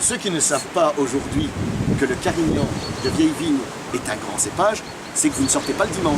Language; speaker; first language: French; native; French